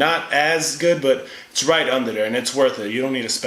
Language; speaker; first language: English; native; English